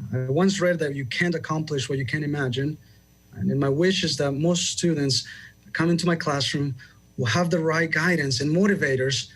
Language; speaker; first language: English; early bilingual, other home language; Spanish